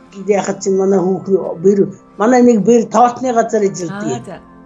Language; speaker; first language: Mongolian; native; Mongolian